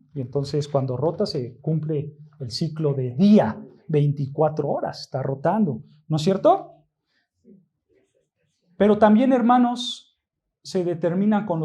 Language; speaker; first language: Spanish; native; Spanish